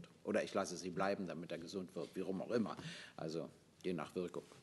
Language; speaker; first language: German; native; German